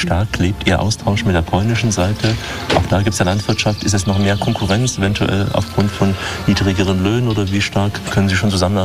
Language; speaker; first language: German; native; German